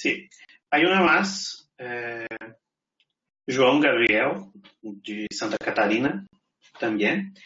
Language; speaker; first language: Spanish; non-native, fluent; Portuguese